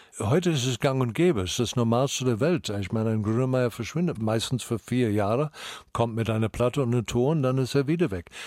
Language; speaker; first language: German; non-native, fluent; English